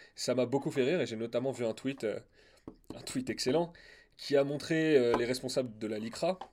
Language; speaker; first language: French; native; French